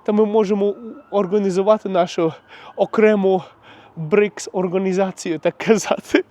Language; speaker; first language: Ukrainian; non-native, local second language; Russian